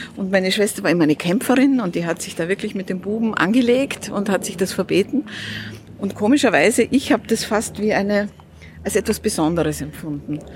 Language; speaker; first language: German; early bilingual, other home language; Russian